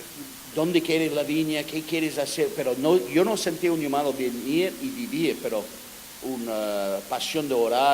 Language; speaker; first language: Spanish; non-native, fluent; English